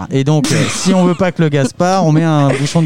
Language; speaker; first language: French; native; French